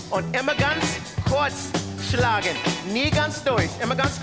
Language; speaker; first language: German; non-native, fluent; English